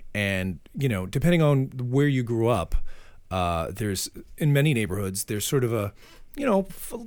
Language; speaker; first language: English; native; English